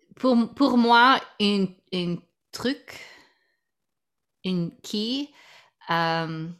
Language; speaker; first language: French; non-native, learner; English